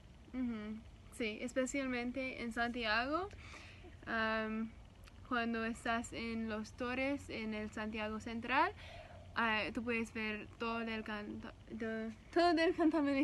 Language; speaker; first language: Spanish; non-native, learner; English